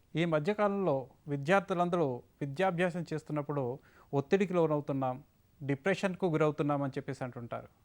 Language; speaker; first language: Telugu; native; Telugu